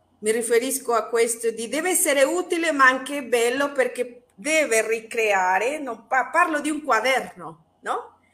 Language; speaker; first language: Italian; non-native, fluent; Spanish